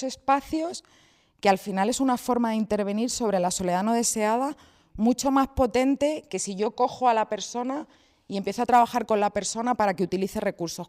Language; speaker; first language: Spanish; native; Spanish